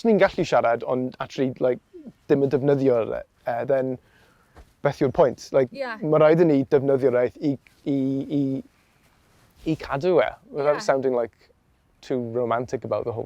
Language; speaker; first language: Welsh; non-native, local second language; English